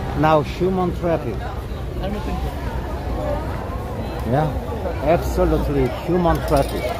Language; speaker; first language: English; non-native, learner; Korean